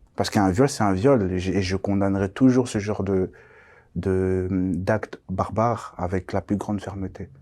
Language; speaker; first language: French; early bilingual, other home language; Kongo